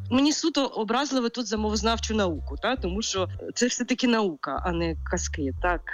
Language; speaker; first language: Ukrainian; native; Ukrainian